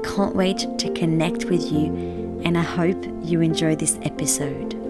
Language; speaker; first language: English; early bilingual, other home language; French